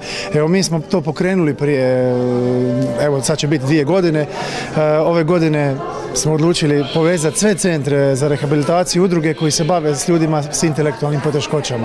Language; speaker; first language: Croatian; native; Croatian